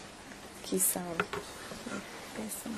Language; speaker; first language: French; non-native, learner; English